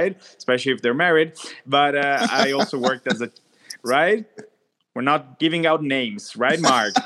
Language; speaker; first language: English; non-native, fluent; Italian